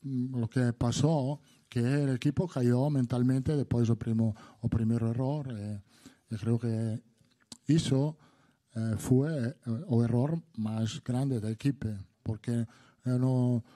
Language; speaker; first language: Portuguese; non-native, learner; Italian